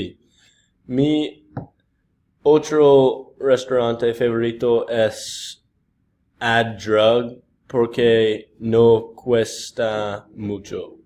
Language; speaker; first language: Spanish; non-native, learner; English